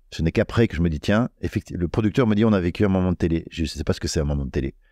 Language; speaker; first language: French; native; French